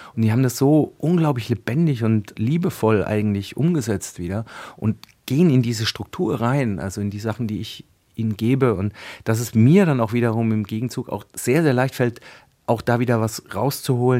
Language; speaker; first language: German; native; German